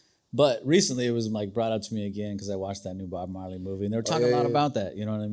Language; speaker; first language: English; native; English